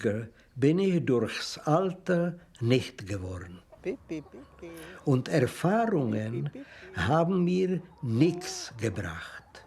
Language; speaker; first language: German; non-native, fluent; Czech